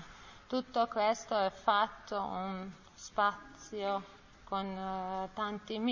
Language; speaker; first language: Italian; non-native, learner; Bosnian